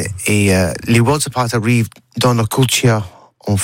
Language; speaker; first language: French; non-native, learner; English